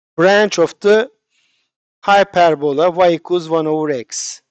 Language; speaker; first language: English; non-native, fluent; Turkish